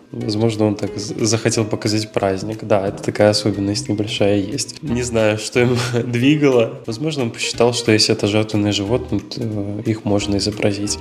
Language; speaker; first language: Russian; native; Russian